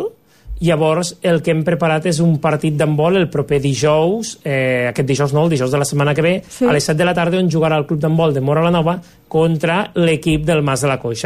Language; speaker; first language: Catalan; native; Catalan